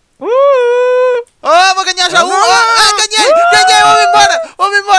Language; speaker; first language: Portuguese; native; Portuguese